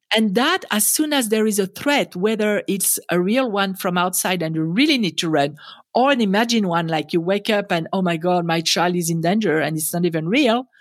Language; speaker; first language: English; non-native, fluent; French